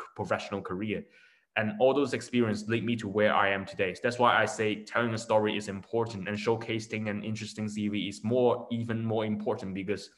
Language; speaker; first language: English; non-native, local second language; Cantonese